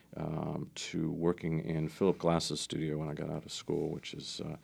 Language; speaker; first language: English; native; English